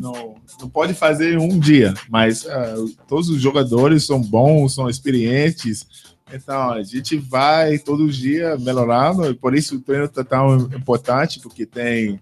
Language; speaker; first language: Portuguese; non-native, fluent; English